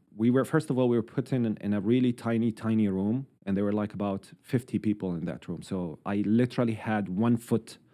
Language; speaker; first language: English; non-native, fluent; Arabic